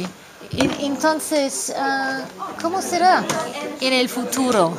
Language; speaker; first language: Spanish; non-native, fluent; English